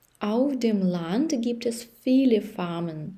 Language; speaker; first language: German; non-native, fluent; Ukrainian